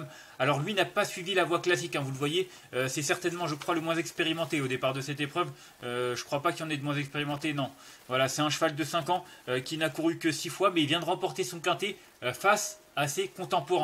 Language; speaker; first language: French; native; French